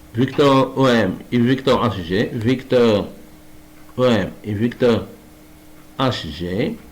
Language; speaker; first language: French; non-native, local second language; Arabic